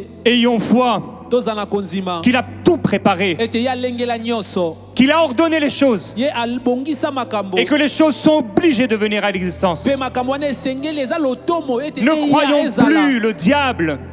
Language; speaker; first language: French; native; French